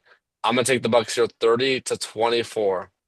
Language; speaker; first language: English; native; English